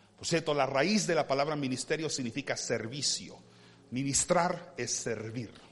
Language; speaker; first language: Spanish; early bilingual, heritage; Spanish